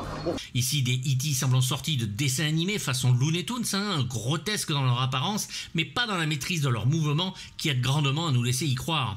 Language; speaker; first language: French; native; French